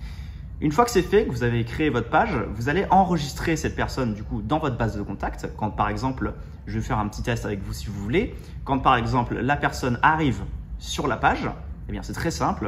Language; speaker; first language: French; native; French